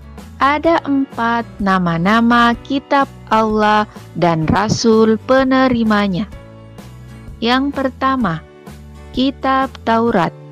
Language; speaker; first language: Indonesian; native; Indonesian